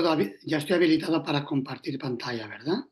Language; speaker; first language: Spanish; native; Spanish